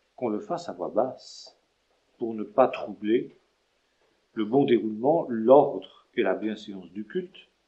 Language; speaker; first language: French; native; French